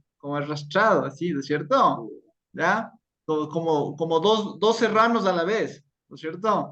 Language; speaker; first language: Spanish; native; Spanish